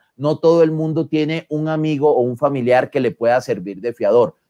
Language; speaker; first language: Spanish; native; Spanish